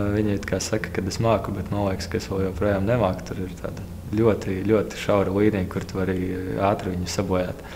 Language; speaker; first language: Latvian; native; Latvian